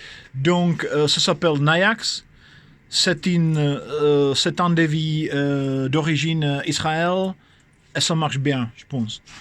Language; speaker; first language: French; non-native, fluent; Czech